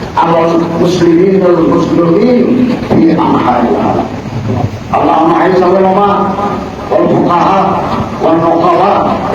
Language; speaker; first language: Arabic; non-native, fluent; Bangla